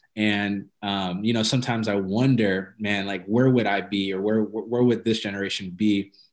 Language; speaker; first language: English; early bilingual, other home language; Amharic